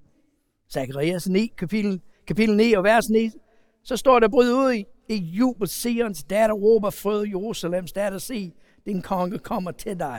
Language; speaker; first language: Danish; non-native, fluent; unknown